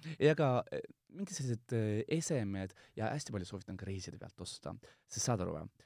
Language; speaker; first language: Estonian; non-native, local second language; Russian